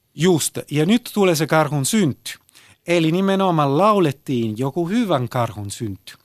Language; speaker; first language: Finnish; early bilingual, heritage; Italian